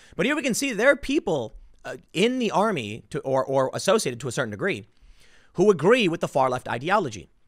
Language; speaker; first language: English; native; English